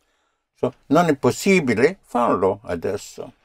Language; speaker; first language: Italian; non-native, fluent; English